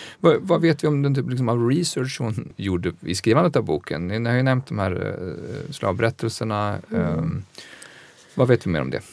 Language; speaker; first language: Swedish; native; Swedish